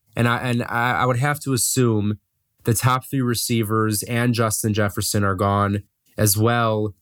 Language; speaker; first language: English; native; English